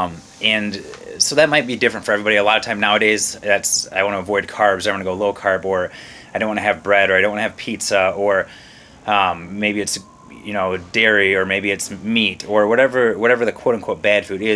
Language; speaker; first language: English; native; English